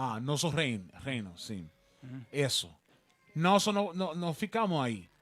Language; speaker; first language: Portuguese; non-native, learner; Spanish